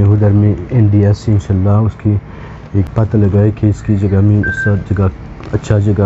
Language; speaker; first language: Hindi; non-native, learner; Pashto